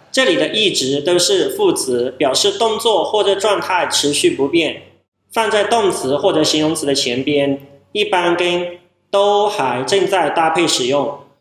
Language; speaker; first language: Chinese; non-native, fluent; Thai